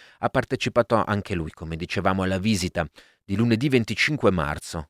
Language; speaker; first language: Italian; native; Italian